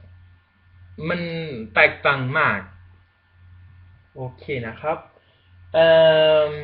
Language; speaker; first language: Thai; non-native, learner; Spanish